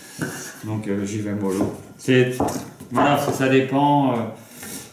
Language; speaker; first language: French; native; French